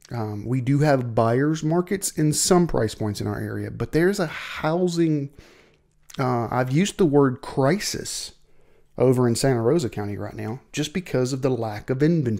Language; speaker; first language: English; native; English